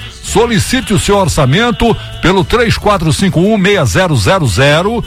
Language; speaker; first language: Portuguese; native; Portuguese